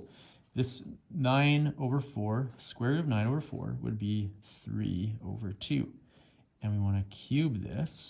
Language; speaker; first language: English; native; English